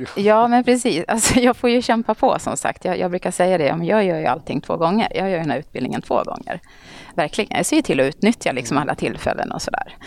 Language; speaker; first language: Swedish; native; Swedish